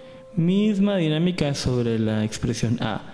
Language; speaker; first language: Spanish; native; Spanish